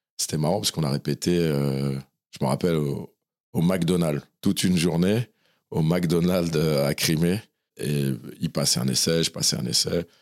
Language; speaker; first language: French; native; French